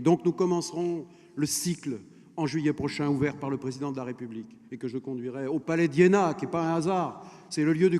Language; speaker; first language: French; native; French